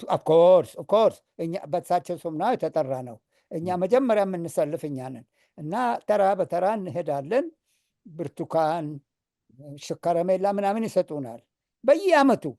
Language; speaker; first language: Amharic; non-native, local second language; Oromo